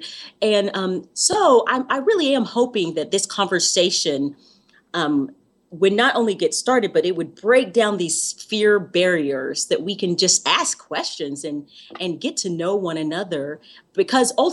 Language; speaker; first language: English; native; English